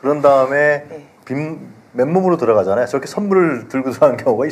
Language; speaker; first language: Korean; native; Korean